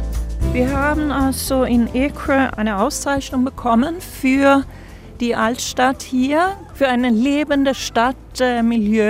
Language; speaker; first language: German; non-native, fluent; Swedish